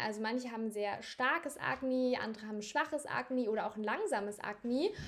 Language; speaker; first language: German; native; German